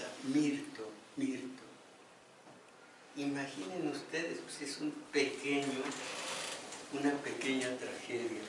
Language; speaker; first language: Spanish; native; Spanish